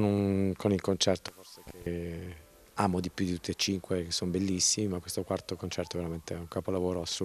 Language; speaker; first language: Italian; native; Italian